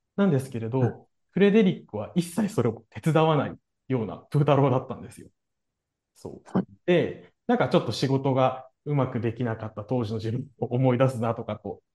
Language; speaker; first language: Japanese; native; Japanese